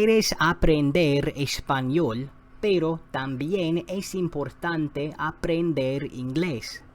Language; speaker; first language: Spanish; non-native, fluent; English